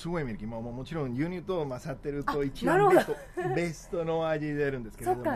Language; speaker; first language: Japanese; non-native, fluent; Spanish